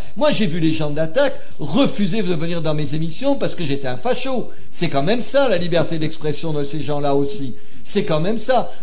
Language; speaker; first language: French; native; French